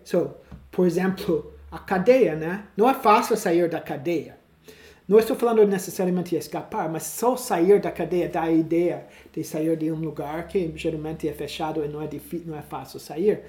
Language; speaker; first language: Portuguese; non-native, learner; English